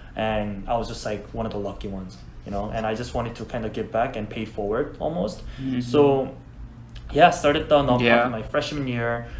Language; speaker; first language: English; non-native, fluent; Korean